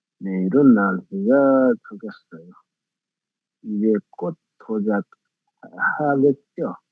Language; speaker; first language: Korean; non-native, learner; Nepali